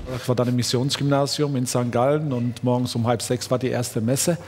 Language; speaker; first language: German; non-native, local second language; Swiss German